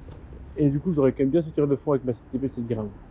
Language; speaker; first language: French; native; French